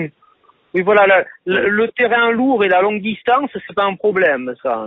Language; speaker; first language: French; native; French